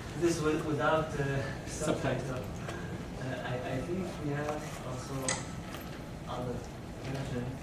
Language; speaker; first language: English; non-native, learner; Arabic